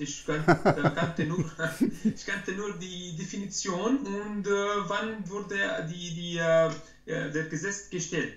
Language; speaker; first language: German; non-native, learner; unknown